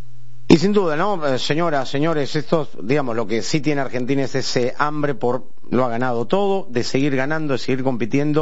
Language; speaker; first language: Spanish; native; Spanish